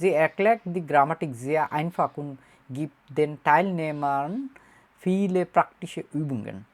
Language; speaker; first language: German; non-native, fluent; Bangla